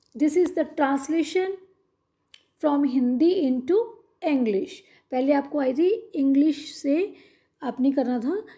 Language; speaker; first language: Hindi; non-native, local second language; Punjabi